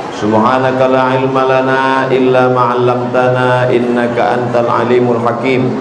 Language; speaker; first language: Indonesian; native; Indonesian